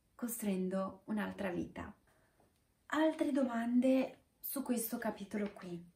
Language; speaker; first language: Italian; non-native, fluent; Romanian